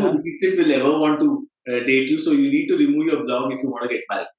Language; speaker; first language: English; non-native, local second language; Kannada